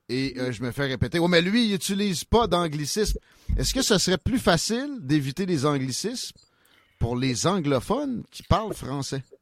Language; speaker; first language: French; native; French